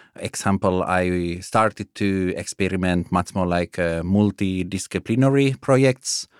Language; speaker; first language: English; non-native, fluent; Finnish